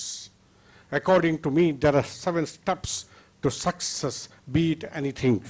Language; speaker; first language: English; non-native, local second language; Kannada